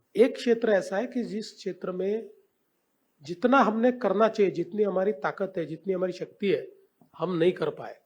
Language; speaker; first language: Hindi; non-native, local second language; Marathi